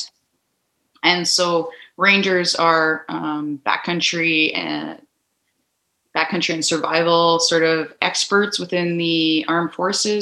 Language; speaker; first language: English; native; English